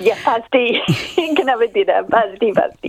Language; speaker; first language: Indonesian; non-native, fluent; English